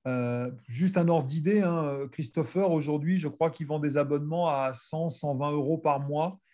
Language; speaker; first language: French; native; French